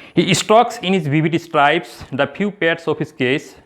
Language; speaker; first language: English; non-native, local second language; Assamese